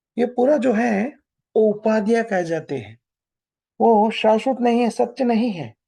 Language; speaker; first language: Hindi; non-native, local second language; Telugu